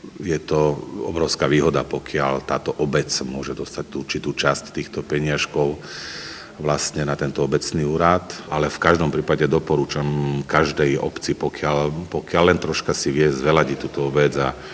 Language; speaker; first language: Slovak; native; Slovak